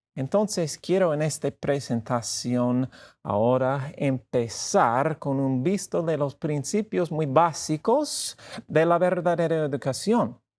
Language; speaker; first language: Spanish; non-native, fluent; English